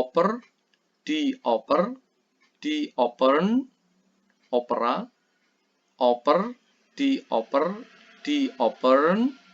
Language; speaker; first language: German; non-native, fluent; Indonesian